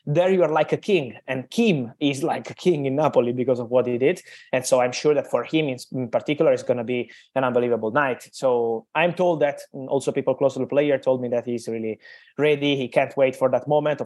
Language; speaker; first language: English; non-native, fluent; Italian